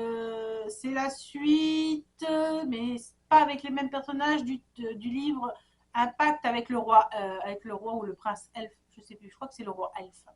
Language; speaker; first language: French; native; French